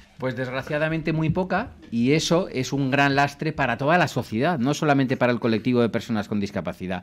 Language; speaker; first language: Spanish; native; Spanish